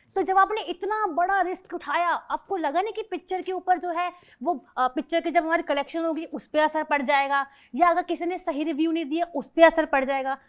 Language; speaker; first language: Hindi; native; Hindi